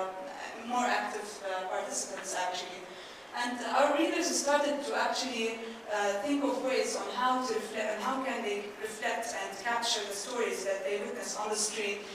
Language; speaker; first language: English; non-native, fluent; Arabic